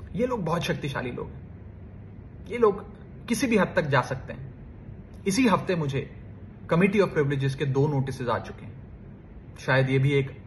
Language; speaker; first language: Hindi; native; Hindi